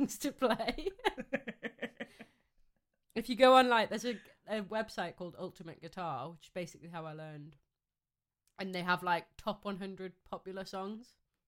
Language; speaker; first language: English; native; English